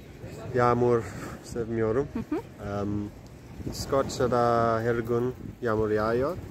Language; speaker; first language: Turkish; non-native, learner; English